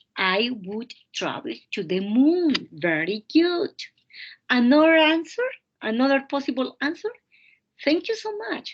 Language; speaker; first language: English; non-native, fluent; Spanish